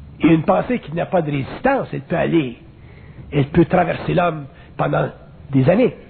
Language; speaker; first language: French; native; French